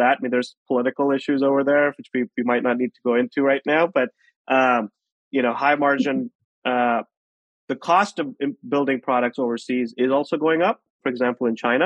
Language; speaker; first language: English; non-native, local second language; Hindi